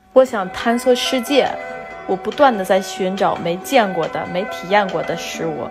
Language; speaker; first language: Chinese; non-native, fluent; English